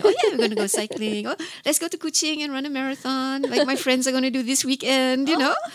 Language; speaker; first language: English; non-native, local second language; Malay